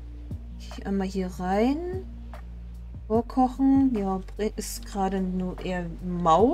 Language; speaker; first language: German; native; German